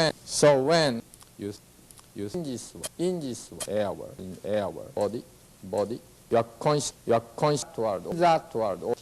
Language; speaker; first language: English; non-native, learner; Japanese